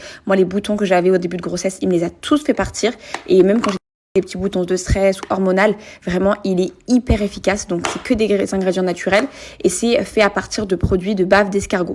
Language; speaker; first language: French; native; French